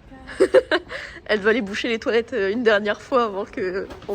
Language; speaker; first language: French; native; French